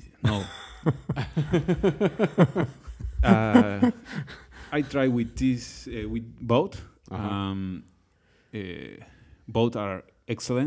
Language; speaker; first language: English; non-native, learner; Spanish